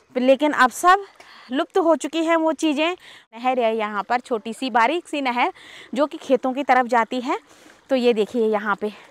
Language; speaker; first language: Hindi; non-native, local second language; Garhwali